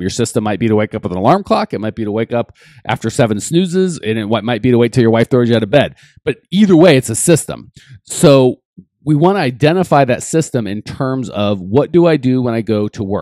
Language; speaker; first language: English; native; English